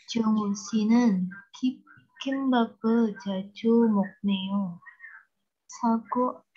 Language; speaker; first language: Korean; non-native, learner; Indonesian